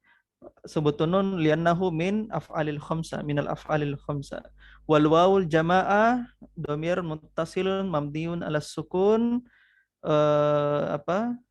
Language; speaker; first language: Arabic; non-native, fluent; Indonesian